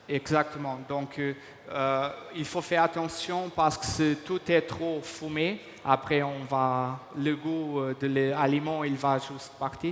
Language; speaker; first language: French; non-native, fluent; Portuguese